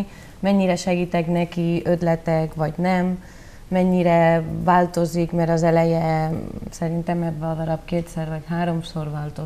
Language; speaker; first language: Hungarian; non-native, learner; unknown